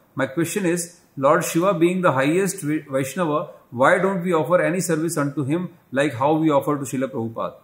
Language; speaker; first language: English; non-native, local second language; Hindi